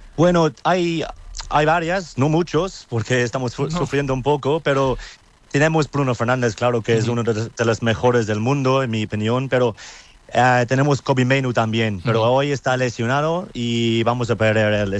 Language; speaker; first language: Spanish; non-native, fluent; English